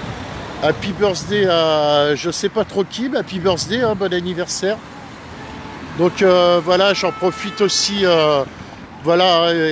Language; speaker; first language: French; native; French